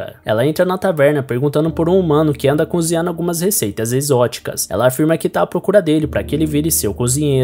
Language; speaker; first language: Portuguese; native; Portuguese